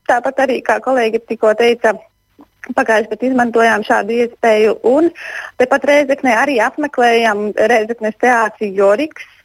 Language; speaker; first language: Latvian; native; Latvian